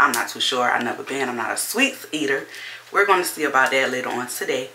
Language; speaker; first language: English; native; English